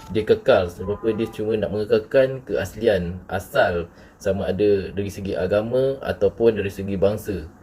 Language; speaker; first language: Malay; native; Malay